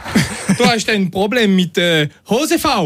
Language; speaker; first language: German; non-native, local second language; French